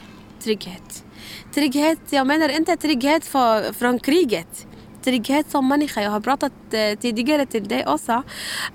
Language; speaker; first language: Swedish; non-native, learner; Arabic